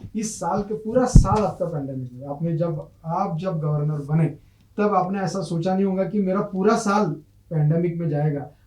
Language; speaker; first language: Hindi; non-native, local second language; Marathi